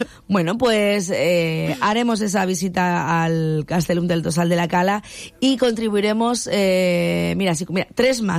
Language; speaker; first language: Spanish; native; Spanish